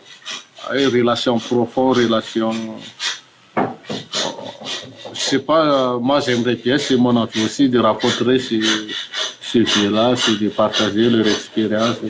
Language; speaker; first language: French; non-native, local second language; Malagasy